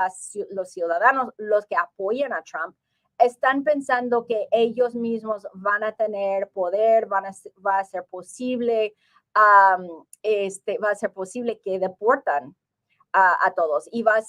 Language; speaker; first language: Spanish; early bilingual, heritage; English